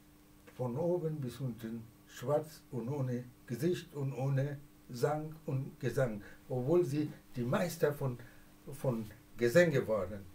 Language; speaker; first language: German; non-native, fluent; Persian